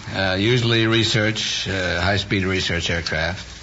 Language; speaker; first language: English; native; English